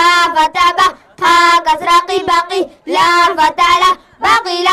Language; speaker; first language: Arabic; non-native, learner; Somali